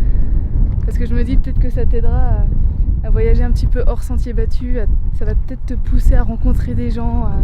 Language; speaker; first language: French; native; French